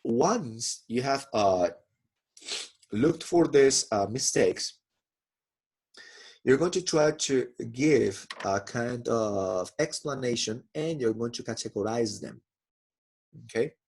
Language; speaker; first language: English; non-native, fluent; Spanish